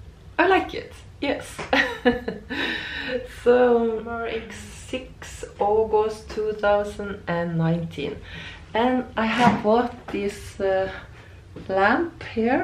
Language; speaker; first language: English; non-native, learner; Norwegian